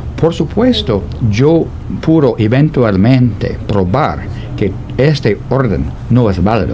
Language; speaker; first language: Spanish; non-native, fluent; English